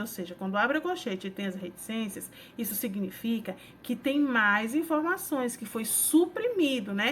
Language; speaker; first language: Portuguese; native; Portuguese